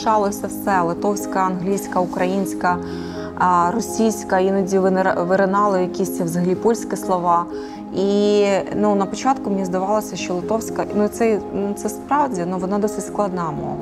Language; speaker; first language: Ukrainian; native; Ukrainian